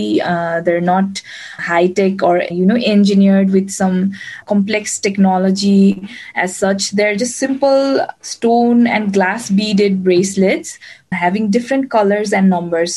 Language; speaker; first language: English; non-native, local second language; Nepali